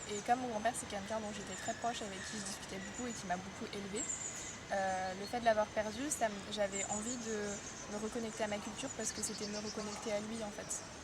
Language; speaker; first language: French; early bilingual, other home language; Chinese